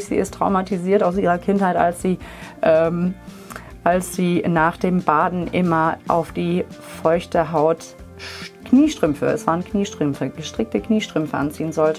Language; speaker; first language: German; native; German